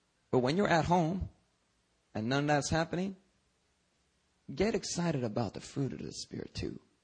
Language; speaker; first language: English; early bilingual, other home language; Korean